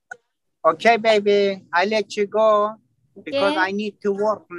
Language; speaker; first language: English; non-native, learner; Turkish